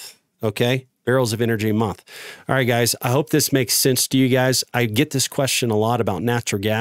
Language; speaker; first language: English; native; English